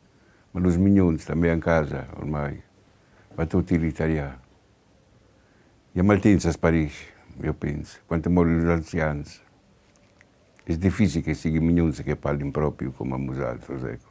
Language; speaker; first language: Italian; non-native, local second language; Catalan